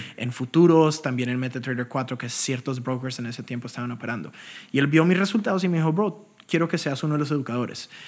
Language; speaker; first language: Spanish; early bilingual, heritage; Spanish